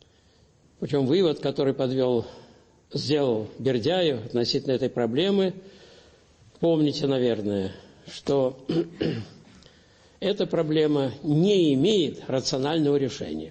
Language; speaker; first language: Russian; native; Russian